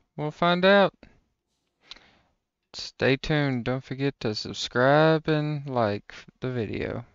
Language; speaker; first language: English; native; English